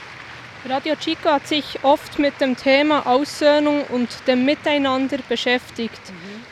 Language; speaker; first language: German; native; German